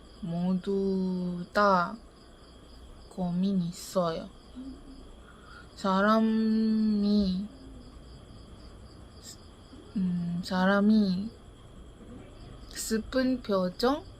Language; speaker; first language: Korean; non-native, learner; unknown